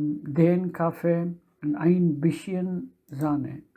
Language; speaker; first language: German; non-native, learner; Tamil